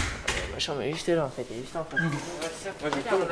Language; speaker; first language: French; non-native, fluent; Portuguese